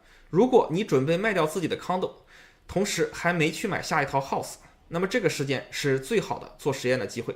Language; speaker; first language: Chinese; native; Chinese